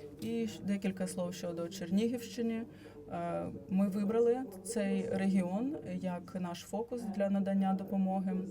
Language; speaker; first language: Ukrainian; non-native, fluent; Latvian